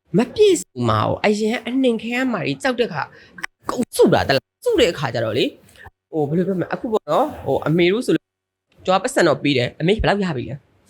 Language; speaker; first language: Burmese; native; Burmese